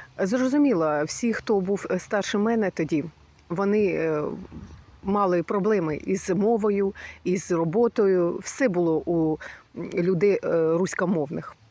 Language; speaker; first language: Ukrainian; early bilingual, other home language; Russian